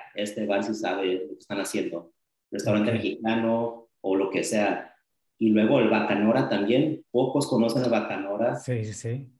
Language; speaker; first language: Spanish; early bilingual, heritage; Spanish